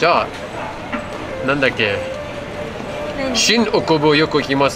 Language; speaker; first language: Japanese; non-native, learner; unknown